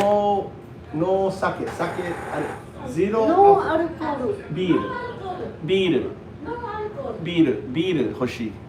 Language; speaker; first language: Japanese; non-native, learner; English